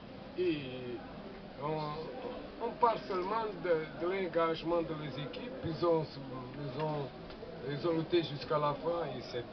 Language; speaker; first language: French; non-native, fluent; Portuguese